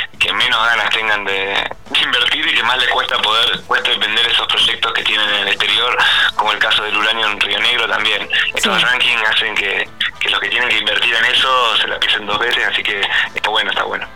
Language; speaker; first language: Spanish; native; Spanish